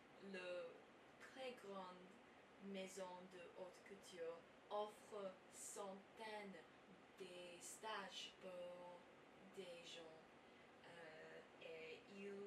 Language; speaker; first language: French; non-native, learner; English